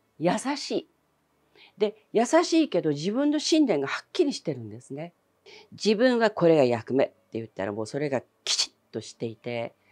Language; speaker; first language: Japanese; early bilingual, other home language; Chinese